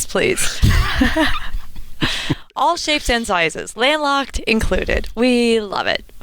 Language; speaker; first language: English; native; English